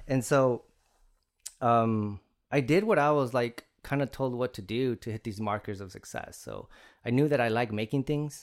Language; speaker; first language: English; early bilingual, other home language; Spanish